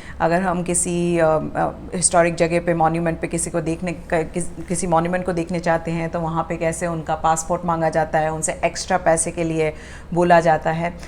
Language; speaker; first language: Hindi; native; Hindi